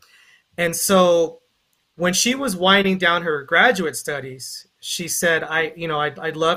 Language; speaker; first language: English; native; English